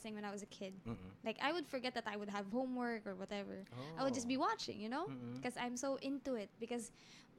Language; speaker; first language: English; non-native, local second language; Filipino